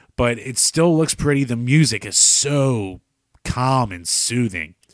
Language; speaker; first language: English; native; English